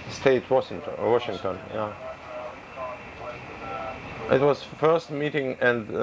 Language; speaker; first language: English; non-native, learner; Russian